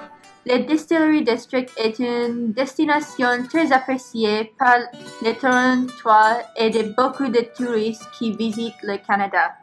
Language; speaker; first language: French; non-native, learner; English